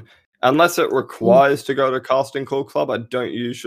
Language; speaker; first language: English; native; English